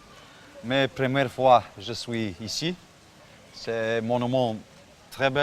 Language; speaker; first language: French; non-native, learner; Slovenian